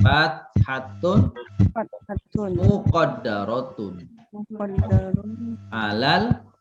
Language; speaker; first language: Arabic; non-native, fluent; Indonesian